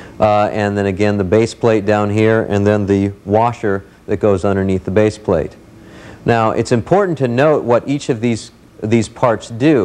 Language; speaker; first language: English; native; English